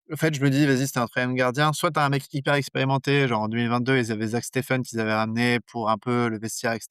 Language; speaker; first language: French; native; French